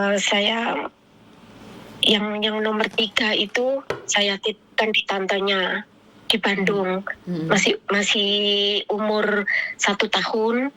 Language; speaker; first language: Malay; non-native, local second language; Javanese